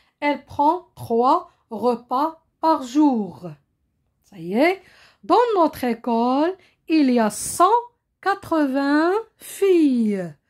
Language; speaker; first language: French; non-native, local second language; Arabic